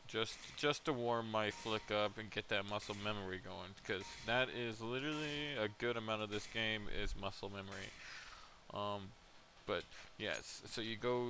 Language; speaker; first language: English; native; English